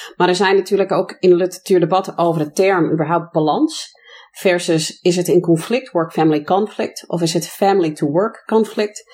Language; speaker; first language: Dutch; non-native, fluent; English